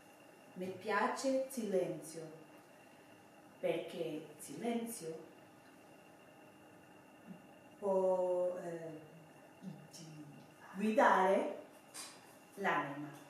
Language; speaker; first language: Italian; non-native, learner; Swedish